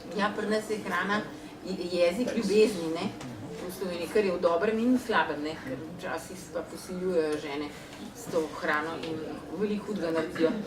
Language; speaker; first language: Slovenian; native; Slovenian